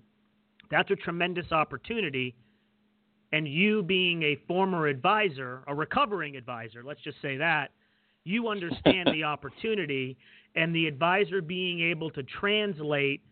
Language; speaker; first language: English; native; English